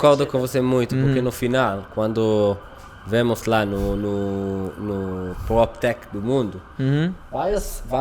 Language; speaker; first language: Portuguese; non-native, learner; Hebrew